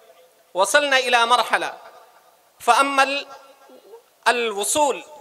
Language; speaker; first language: Arabic; non-native, fluent; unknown